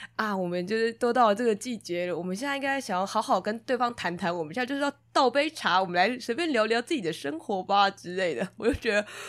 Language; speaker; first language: Chinese; native; Chinese